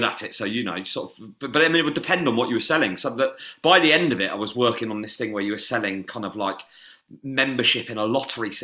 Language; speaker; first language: English; native; English